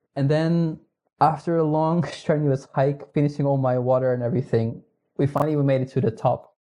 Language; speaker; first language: English; non-native, fluent; Dutch